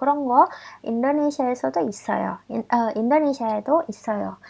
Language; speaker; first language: Korean; non-native, fluent; Indonesian